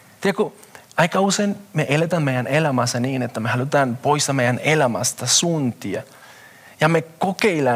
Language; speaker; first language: Finnish; non-native, fluent; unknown